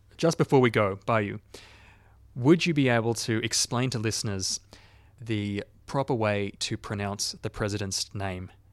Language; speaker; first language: English; native; English